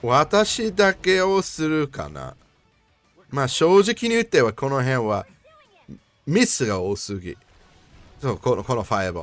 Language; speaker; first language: Japanese; non-native, learner; English